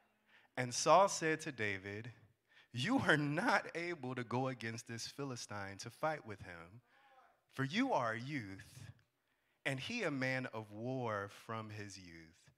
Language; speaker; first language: English; native; English